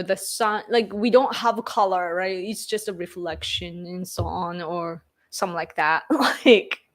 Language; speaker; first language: English; non-native, fluent; Japanese